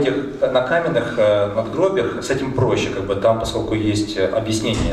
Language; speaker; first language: Russian; native; Russian